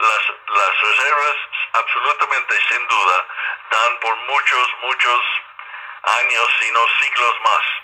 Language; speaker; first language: Spanish; non-native, fluent; English